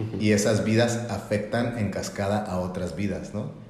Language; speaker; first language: Spanish; native; Spanish